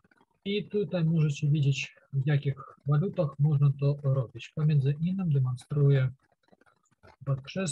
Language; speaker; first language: Polish; non-native, learner; Ukrainian